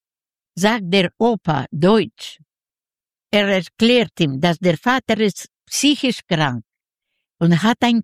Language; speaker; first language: German; non-native, learner; Yiddish